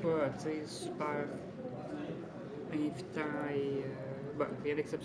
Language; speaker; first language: French; native; French